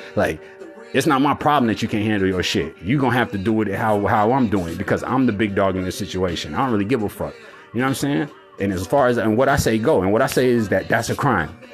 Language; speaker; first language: English; native; English